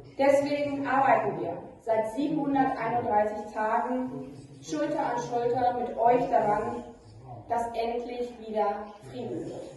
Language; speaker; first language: German; native; German